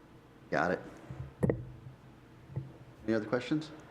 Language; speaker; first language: English; native; English